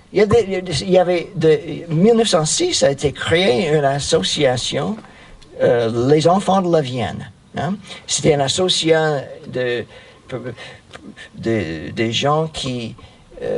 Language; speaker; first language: French; non-native, fluent; English